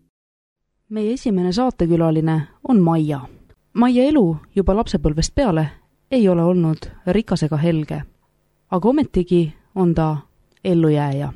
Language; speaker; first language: Estonian; native; Estonian